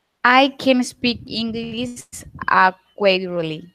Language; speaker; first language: English; non-native, learner; Spanish